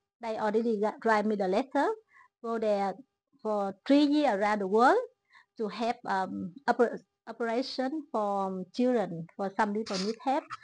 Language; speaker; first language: English; non-native, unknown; Vietnamese